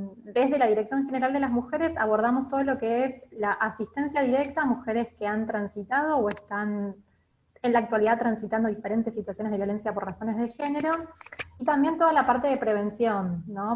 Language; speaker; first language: Spanish; native; Spanish